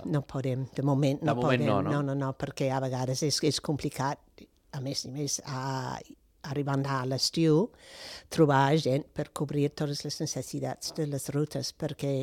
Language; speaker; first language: Catalan; non-native, fluent; English